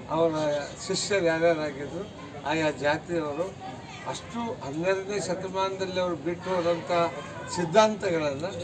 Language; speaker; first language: Kannada; non-native, local second language; Lambadi